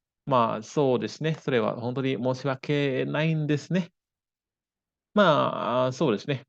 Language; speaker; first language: Japanese; non-native, fluent; Indonesian